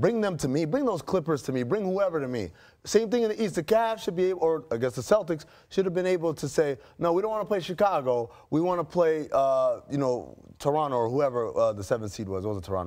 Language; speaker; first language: English; native; English